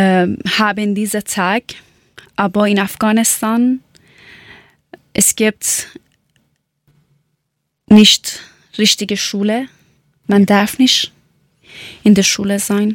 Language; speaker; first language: German; non-native, learner; Persian